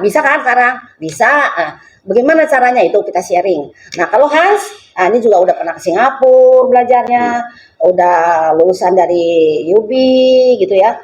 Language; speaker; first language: Indonesian; non-native, local second language; Chinese